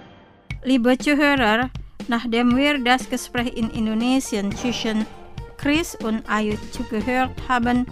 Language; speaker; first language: German; non-native, fluent; Indonesian